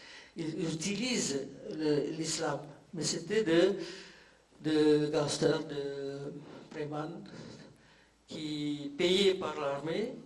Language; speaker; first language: French; non-native, fluent; Indonesian